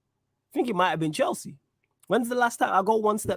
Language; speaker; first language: English; native; English